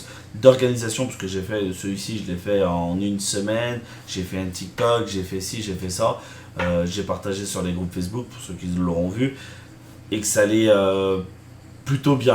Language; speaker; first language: French; native; French